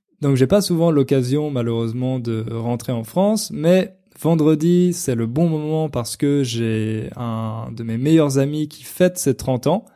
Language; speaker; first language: French; native; French